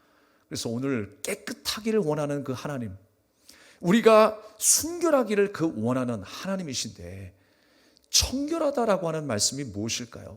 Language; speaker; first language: Korean; native; Korean